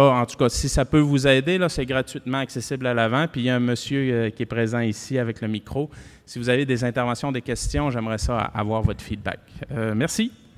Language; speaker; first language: French; native; French